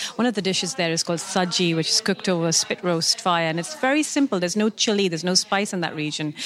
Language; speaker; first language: English; non-native, local second language; Urdu